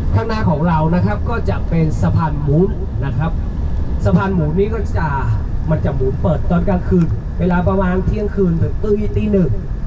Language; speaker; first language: Thai; non-native, fluent; Vietnamese